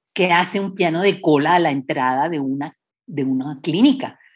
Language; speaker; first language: Spanish; native; Spanish